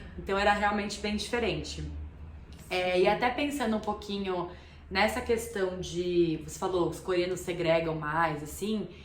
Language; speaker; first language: Portuguese; native; Portuguese